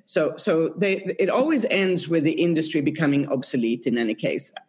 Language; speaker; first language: English; non-native, fluent; Swedish